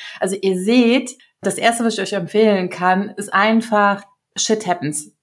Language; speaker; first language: German; early bilingual, other home language; Serbian